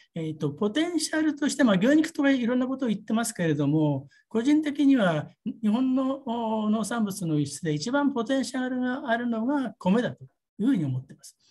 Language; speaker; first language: Japanese; native; Japanese